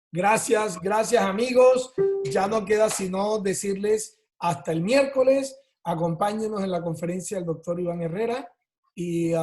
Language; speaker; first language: Spanish; native; Spanish